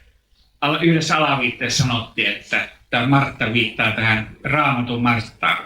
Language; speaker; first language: Finnish; native; Finnish